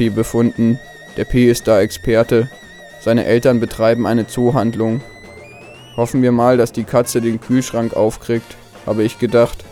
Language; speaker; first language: German; native; German